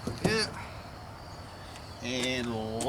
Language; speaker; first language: English; native; English